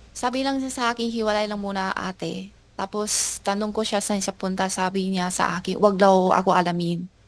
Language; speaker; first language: Filipino; non-native, learner; Chinese